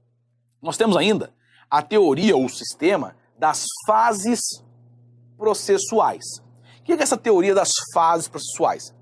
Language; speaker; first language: Portuguese; native; Portuguese